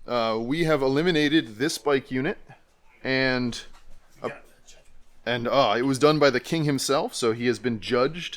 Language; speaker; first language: English; native; English